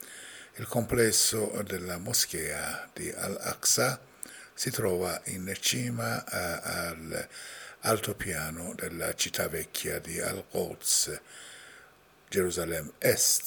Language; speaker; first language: Italian; non-native, fluent; Persian